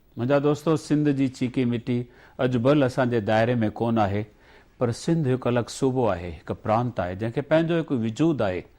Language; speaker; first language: Sindhi; native; Sindhi